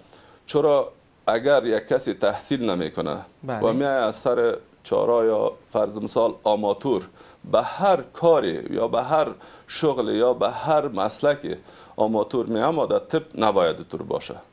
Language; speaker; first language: Persian; native; Persian